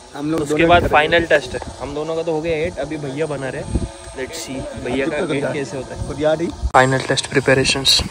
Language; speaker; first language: Hindi; non-native, local second language; Marathi